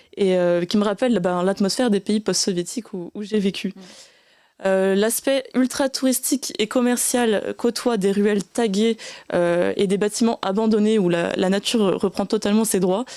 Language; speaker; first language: French; native; French